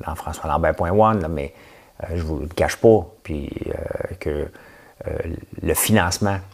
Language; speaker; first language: French; native; French